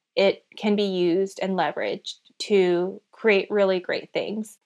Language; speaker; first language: English; early bilingual, other home language; Chinese